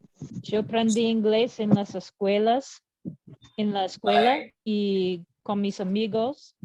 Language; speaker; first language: Spanish; non-native, learner; English